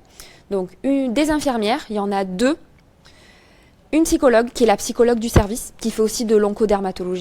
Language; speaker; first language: French; native; French